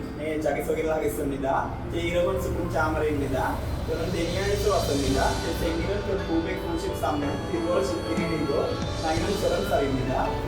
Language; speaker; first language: Korean; non-native, learner; Sinhala